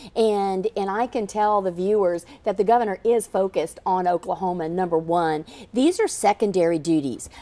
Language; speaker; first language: English; native; English